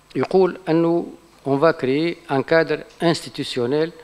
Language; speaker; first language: French; non-native, local second language; Arabic